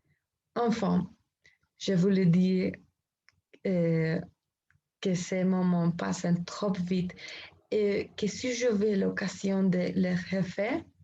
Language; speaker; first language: French; non-native, learner; Spanish